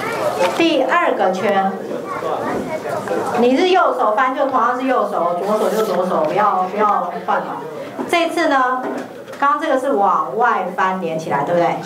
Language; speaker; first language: Chinese; native; Chinese